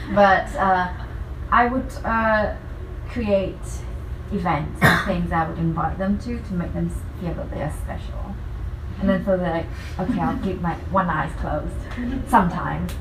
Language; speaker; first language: English; non-native, fluent; Vietnamese